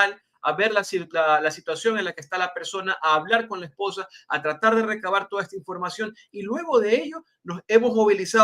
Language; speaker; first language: Spanish; native; Spanish